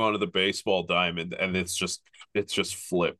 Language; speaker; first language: English; native; English